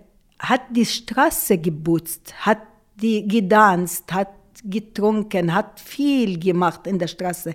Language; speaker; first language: German; non-native, local second language; Arabic